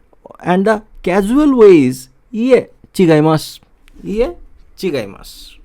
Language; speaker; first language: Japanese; non-native, fluent; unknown